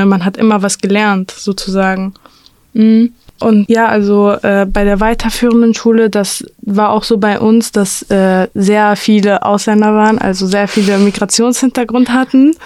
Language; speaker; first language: German; early bilingual, other home language; Arabic